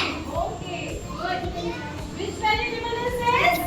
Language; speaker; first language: English; non-native, local second language; Hindi